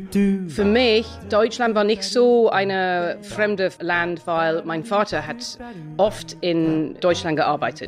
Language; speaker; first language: German; non-native, fluent; English